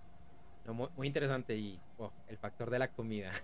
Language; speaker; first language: Spanish; native; Spanish